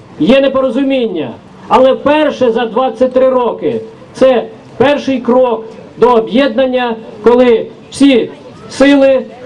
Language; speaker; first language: Ukrainian; native; Ukrainian